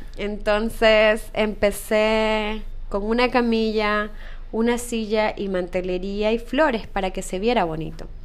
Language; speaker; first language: Spanish; native; Spanish